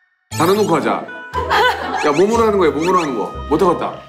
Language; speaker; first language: Korean; native; Korean